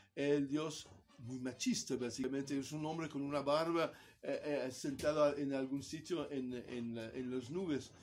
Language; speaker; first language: Spanish; non-native, fluent; Italian